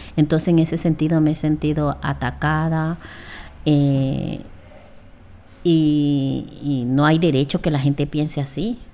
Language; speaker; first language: Spanish; native; Spanish